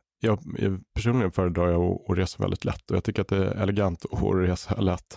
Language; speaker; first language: Swedish; native; Swedish